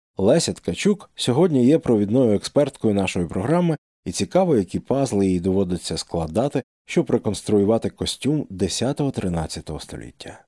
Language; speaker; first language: Ukrainian; native; Ukrainian